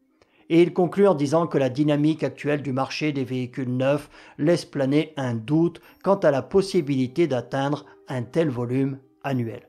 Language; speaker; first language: French; native; French